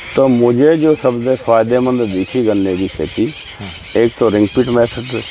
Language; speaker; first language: Hindi; native; Hindi